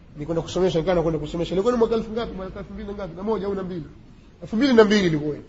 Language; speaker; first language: Swahili; native; Swahili